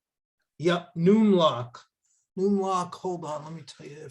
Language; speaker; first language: English; native; English